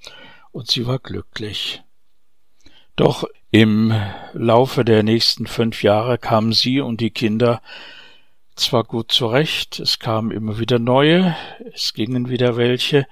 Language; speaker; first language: German; native; German